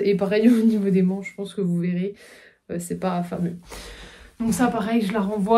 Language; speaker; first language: French; native; French